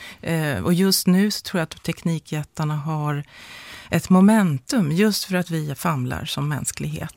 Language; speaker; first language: Swedish; native; Swedish